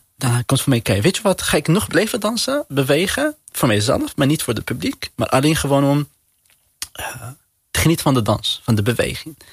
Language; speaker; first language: Dutch; non-native, learner; Arabic